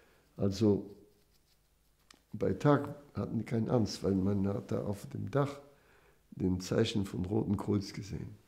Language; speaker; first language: German; non-native, fluent; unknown